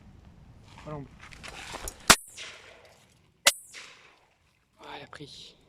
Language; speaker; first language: French; native; French